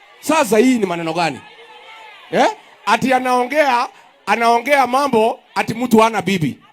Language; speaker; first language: Swahili; non-native, local second language; Kikuyu